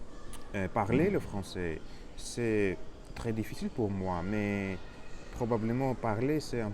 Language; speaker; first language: French; non-native, learner; Russian